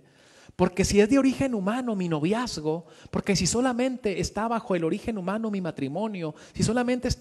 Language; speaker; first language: Spanish; native; Spanish